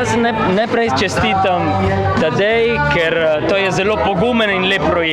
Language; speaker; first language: Slovenian; non-native, fluent; Italian